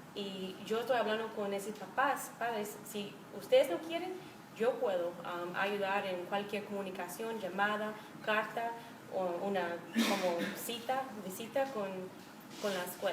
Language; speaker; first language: Spanish; non-native, fluent; English